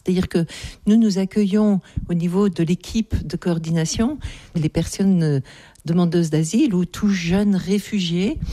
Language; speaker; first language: French; native; French